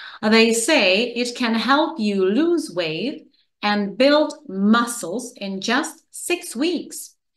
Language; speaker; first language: English; non-native, fluent; Czech